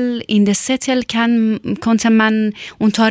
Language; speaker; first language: German; non-native, learner; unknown